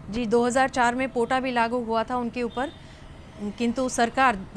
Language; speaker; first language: Hindi; non-native, local second language; Gujarati